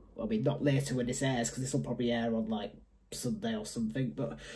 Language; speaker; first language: English; native; English